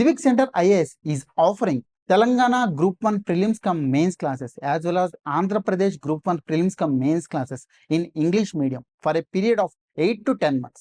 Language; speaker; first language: English; non-native, local second language; Telugu